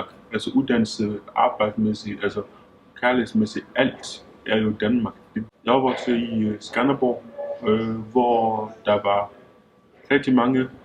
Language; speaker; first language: Danish; early bilingual, other home language; Lingala